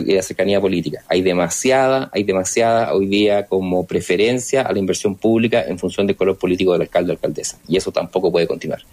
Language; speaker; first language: Spanish; native; Spanish